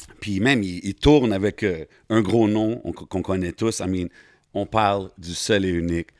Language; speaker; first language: French; native; French